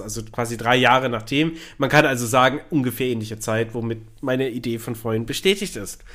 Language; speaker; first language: German; native; German